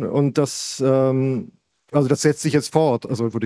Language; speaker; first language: German; native; German